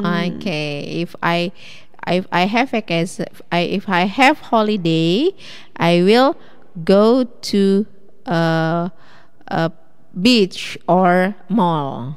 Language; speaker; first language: English; non-native, fluent; Indonesian